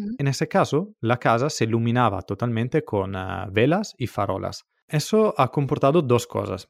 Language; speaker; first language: Spanish; non-native, fluent; Italian